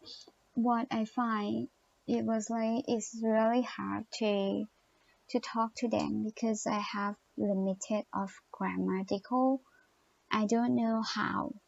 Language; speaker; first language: English; non-native, learner; Thai